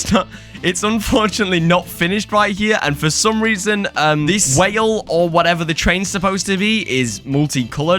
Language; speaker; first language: English; native; English